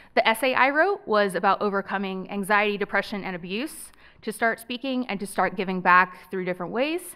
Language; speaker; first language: English; native; English